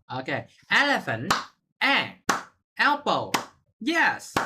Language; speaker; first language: English; non-native, fluent; Vietnamese